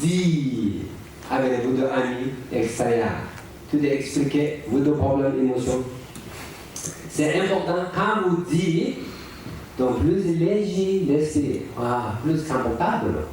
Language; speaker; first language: French; non-native, learner; Tibetan